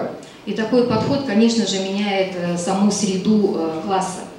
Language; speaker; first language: Russian; native; Russian